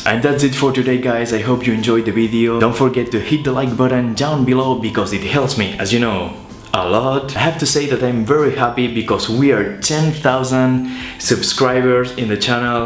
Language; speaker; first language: English; non-native, fluent; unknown